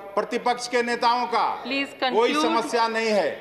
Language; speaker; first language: Hindi; native; Hindi